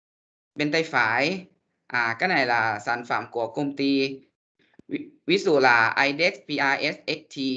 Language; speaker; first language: Vietnamese; non-native, learner; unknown